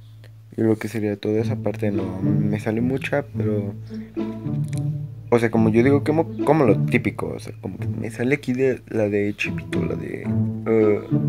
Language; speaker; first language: Spanish; native; Spanish